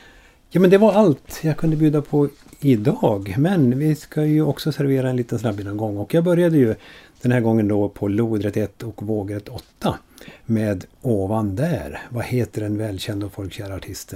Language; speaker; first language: Swedish; native; Swedish